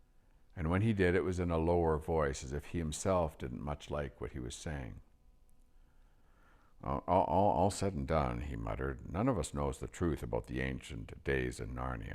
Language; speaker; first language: English; native; English